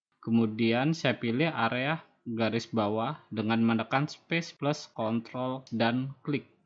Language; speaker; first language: Indonesian; native; Indonesian